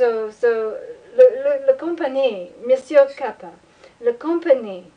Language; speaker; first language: French; non-native, learner; English